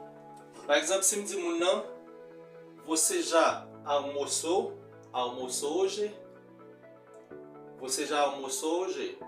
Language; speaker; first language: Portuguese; non-native, fluent; Haitian Creole